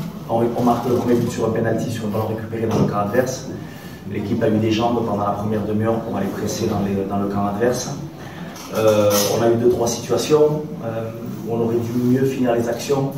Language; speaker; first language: French; native; French